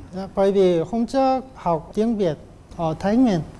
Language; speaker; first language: Vietnamese; non-native, fluent; Korean